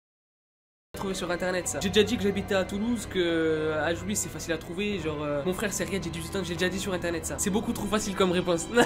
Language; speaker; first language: French; native; French